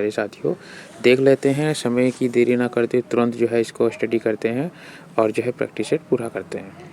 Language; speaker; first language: Hindi; native; Hindi